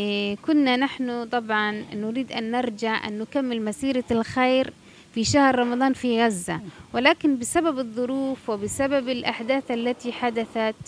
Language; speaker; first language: Arabic; native; Arabic